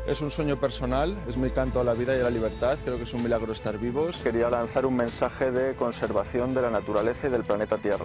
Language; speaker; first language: Spanish; native; Spanish